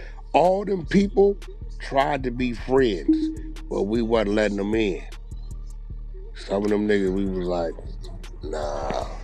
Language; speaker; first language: English; native; English